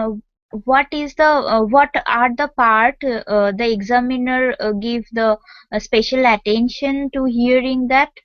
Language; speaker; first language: English; non-native, local second language; Hindi